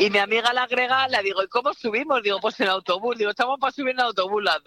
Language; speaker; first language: Spanish; native; Spanish